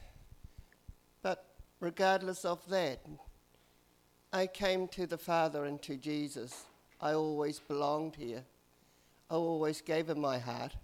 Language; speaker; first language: English; native; English